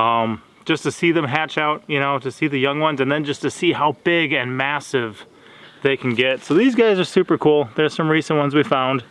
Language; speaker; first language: English; native; English